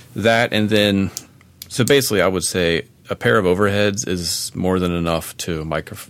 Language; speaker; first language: English; native; English